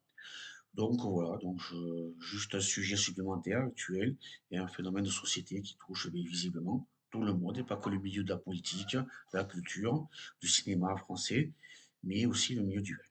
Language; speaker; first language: French; native; French